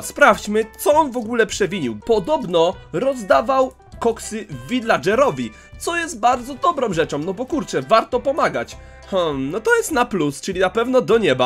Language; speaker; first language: Polish; native; Polish